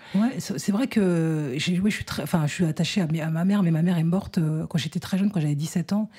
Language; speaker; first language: French; native; French